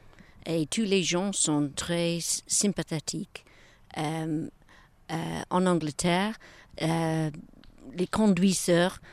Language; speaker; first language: French; non-native, learner; English